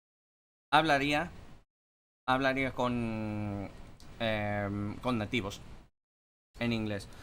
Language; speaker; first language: Spanish; non-native, fluent; English